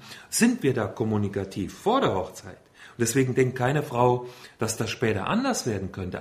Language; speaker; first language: German; native; German